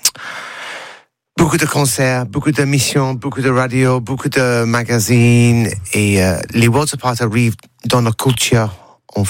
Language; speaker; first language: French; non-native, learner; English